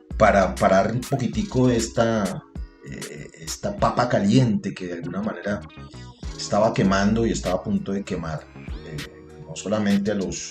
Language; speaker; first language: Spanish; native; Spanish